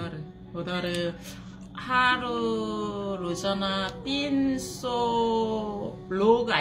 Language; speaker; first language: Hindi; non-native, learner; Korean